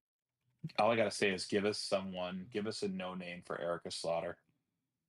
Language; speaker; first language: English; native; English